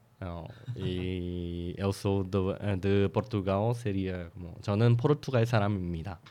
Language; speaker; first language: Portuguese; non-native, fluent; Korean